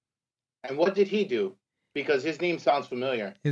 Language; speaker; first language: English; native; English